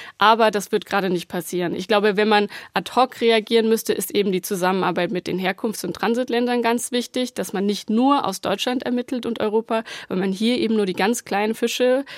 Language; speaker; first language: German; native; German